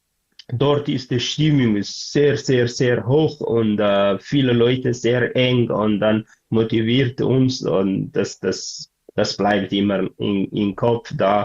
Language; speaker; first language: German; non-native, learner; Tigrinya